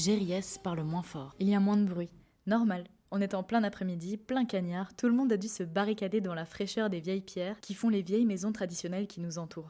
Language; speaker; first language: French; native; French